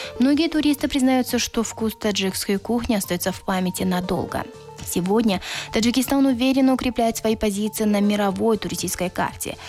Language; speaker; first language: Russian; non-native, local second language; Tajik